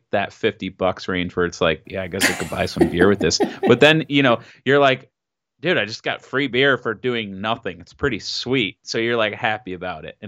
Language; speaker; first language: English; native; English